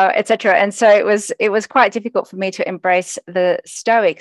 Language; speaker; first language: English; native; English